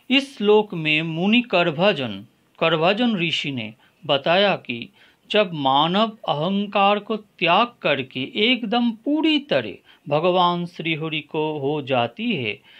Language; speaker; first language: Hindi; non-native, local second language; Bangla